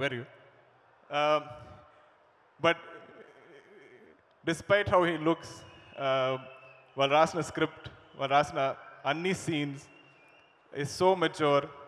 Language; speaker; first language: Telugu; non-native, learner; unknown